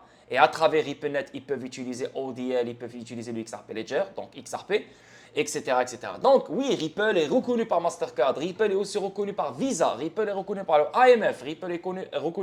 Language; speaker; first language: French; native; French